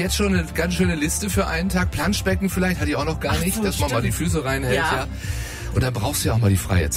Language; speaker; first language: German; native; German